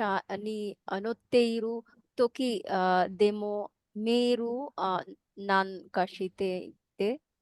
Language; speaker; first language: Japanese; non-native, learner; Bangla